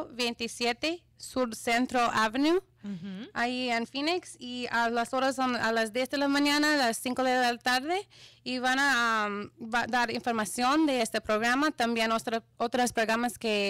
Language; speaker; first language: Spanish; non-native, fluent; English